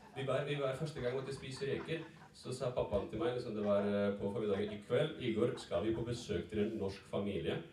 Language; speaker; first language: Norwegian; early bilingual, other home language; Serbian